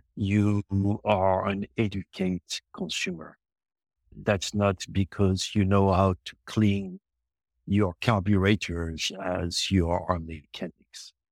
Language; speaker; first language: English; non-native, local second language; French